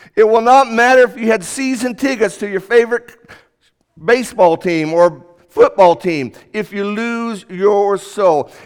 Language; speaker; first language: English; native; English